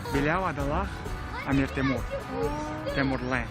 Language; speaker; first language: Indonesian; non-native, fluent; Uzbek